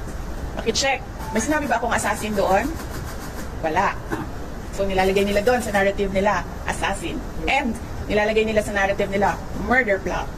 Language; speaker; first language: Filipino; non-native, local second language; Cebuano